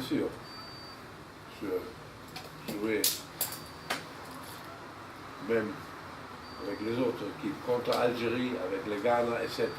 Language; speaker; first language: French; non-native, fluent; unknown